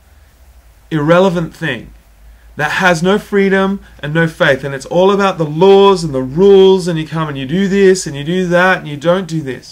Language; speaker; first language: English; native; English